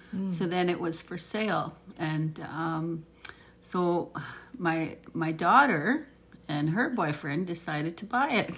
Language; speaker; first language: English; early bilingual, other home language; Italian